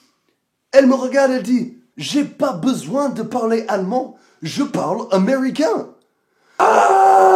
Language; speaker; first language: French; non-native, fluent; English